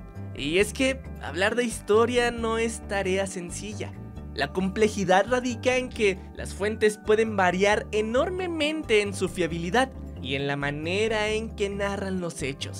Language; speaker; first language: Spanish; native; Spanish